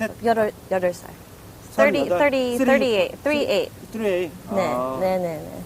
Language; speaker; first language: Korean; early bilingual, heritage; English